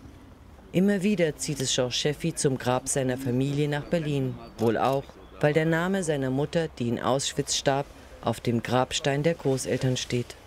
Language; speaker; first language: German; native; German